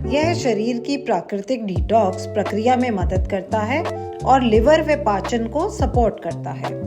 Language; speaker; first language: Hindi; non-native, local second language; Bangla